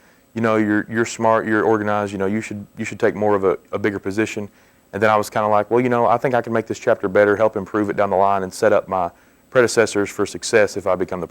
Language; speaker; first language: English; native; English